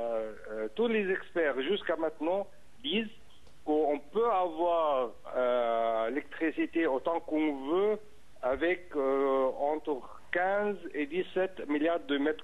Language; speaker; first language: French; non-native, fluent; Arabic